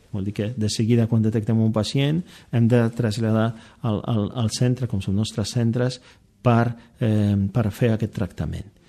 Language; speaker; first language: Catalan; non-native, fluent; Polish